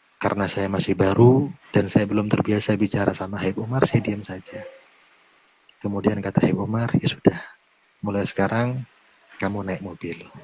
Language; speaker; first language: Indonesian; native; Indonesian